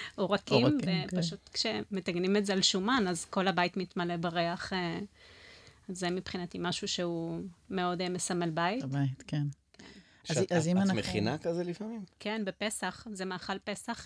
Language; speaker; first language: Hebrew; non-native, fluent; Spanish